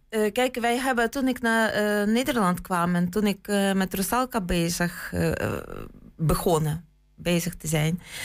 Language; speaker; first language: Dutch; non-native, fluent; Ukrainian